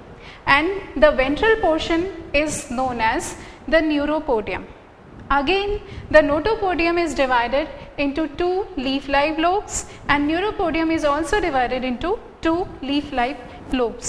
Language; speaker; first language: English; non-native, local second language; Hindi